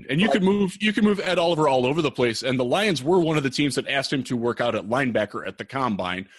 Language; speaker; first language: English; native; English